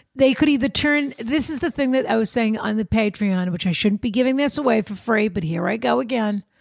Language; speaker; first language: English; native; English